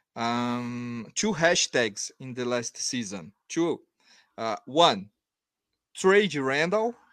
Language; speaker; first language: English; non-native, learner; Portuguese